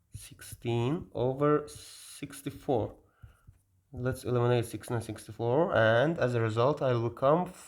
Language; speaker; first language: English; non-native, learner; Azerbaijani